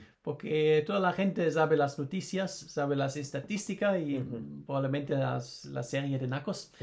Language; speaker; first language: Spanish; non-native, learner; German